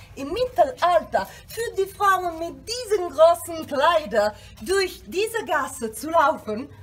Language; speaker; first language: German; non-native, fluent; Italian